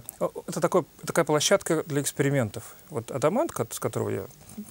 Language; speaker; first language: Russian; native; Russian